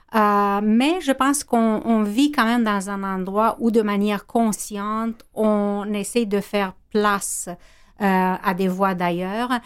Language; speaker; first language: French; non-native, fluent; Romanian